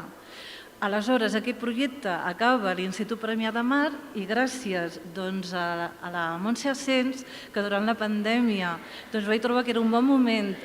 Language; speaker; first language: Catalan; native; Catalan